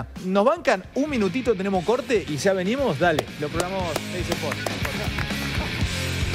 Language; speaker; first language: Spanish; native; Spanish